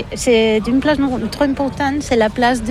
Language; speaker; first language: French; non-native, learner; Catalan